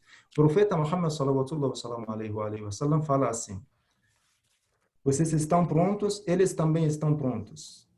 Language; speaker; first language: Portuguese; non-native, fluent; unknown